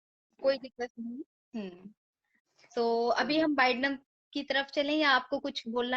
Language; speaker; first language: Hindi; native; Hindi